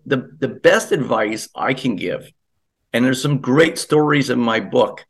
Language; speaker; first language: English; native; English